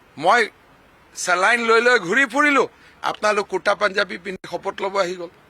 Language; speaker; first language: Assamese; native; Assamese